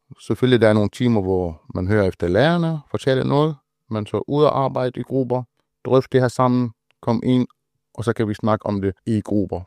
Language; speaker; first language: Danish; non-native, fluent; Arabic